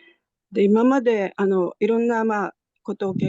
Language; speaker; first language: Japanese; native; Japanese